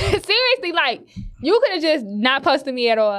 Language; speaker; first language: English; native; English